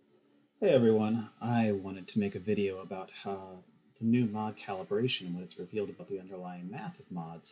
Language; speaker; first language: English; native; English